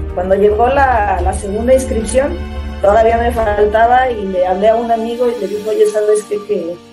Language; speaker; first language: Spanish; native; Spanish